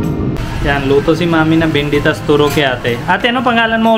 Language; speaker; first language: Filipino; non-native, learner; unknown